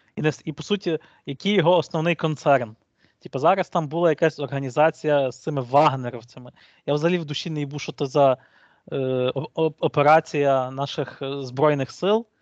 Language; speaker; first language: Ukrainian; native; Ukrainian